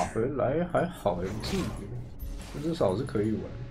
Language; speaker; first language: Chinese; native; Chinese